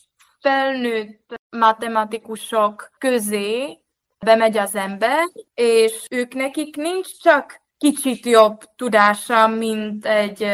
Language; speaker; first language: Hungarian; non-native, fluent; Czech